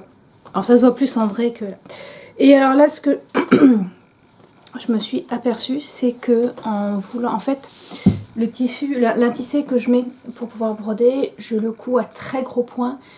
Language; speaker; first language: French; native; French